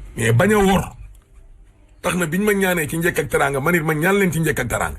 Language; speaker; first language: Wolof; native; Wolof